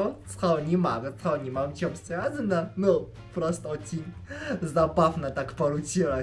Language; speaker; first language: Russian; non-native, fluent; Chinese